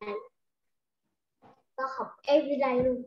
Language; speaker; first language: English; non-native, learner; Vietnamese